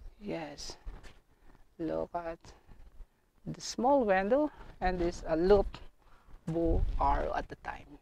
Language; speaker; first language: English; non-native, learner; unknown